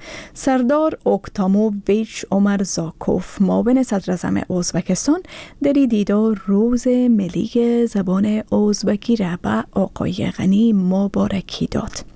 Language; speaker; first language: Persian; native; Persian